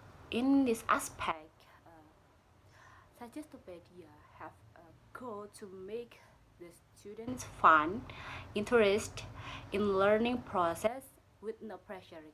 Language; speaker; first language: English; non-native, learner; Indonesian